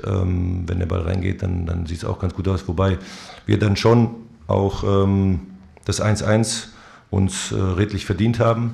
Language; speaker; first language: German; native; German